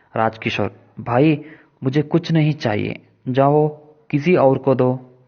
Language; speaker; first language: Hindi; non-native, local second language; Kannada